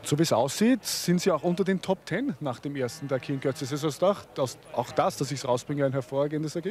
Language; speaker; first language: German; native; German